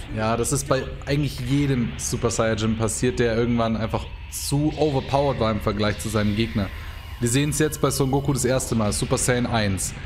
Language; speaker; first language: German; native; German